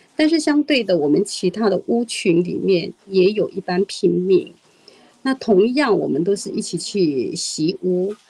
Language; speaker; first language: Chinese; non-native, local second language; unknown